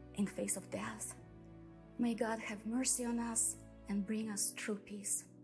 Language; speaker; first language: English; non-native, fluent; Russian